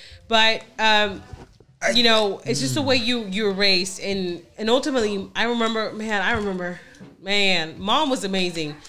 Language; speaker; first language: English; early bilingual, other home language; Spanish